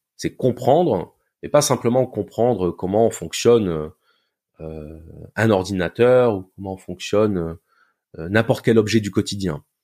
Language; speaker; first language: French; native; French